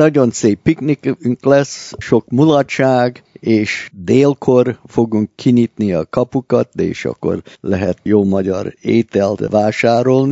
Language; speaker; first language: Hungarian; early bilingual, heritage; Hungarian